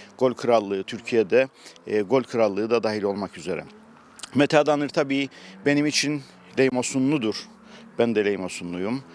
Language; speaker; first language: Turkish; native; Turkish